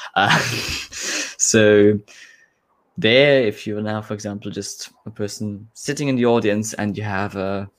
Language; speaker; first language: English; non-native, fluent; German